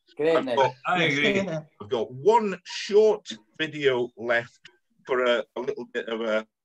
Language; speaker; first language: English; native; English